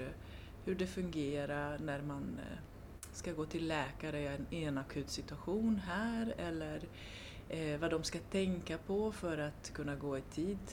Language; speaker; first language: Swedish; non-native, fluent; Romanian